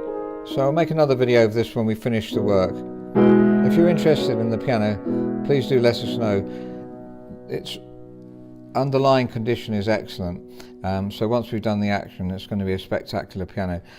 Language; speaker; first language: English; native; English